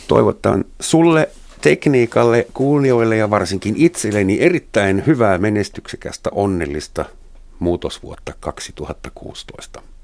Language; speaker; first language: Finnish; non-native, fluent; German